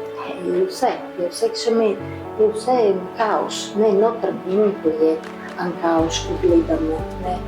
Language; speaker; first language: Slovenian; early bilingual, heritage; Slovenian